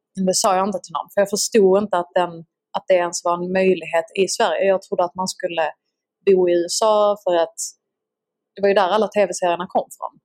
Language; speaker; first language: Swedish; native; Swedish